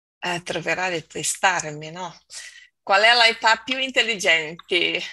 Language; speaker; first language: Italian; non-native, learner; Portuguese